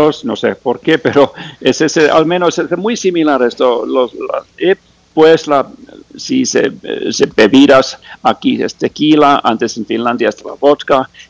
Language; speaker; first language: Spanish; non-native, fluent; Finnish